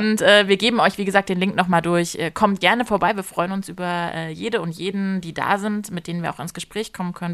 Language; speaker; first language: German; native; German